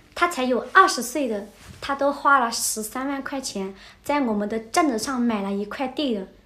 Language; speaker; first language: Chinese; non-native, fluent; Vietnamese